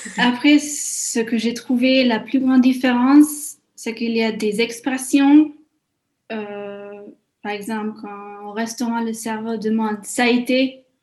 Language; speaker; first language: French; non-native, fluent; Hungarian